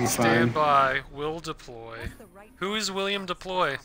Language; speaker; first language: English; native; English